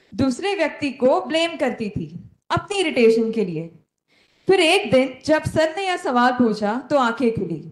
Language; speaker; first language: Hindi; non-native, local second language; Konkani